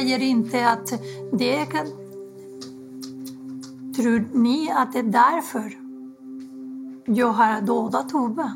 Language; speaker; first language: Swedish; non-native, fluent; Spanish